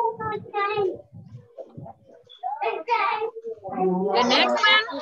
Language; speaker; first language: English; non-native, learner; Spanish